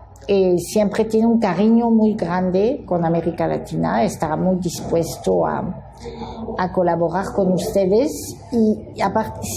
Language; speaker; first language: Spanish; non-native, fluent; French